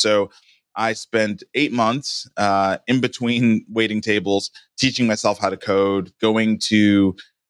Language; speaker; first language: English; native; English